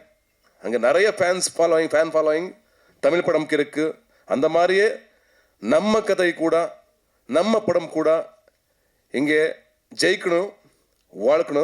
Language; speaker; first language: Tamil; non-native, learner; Kannada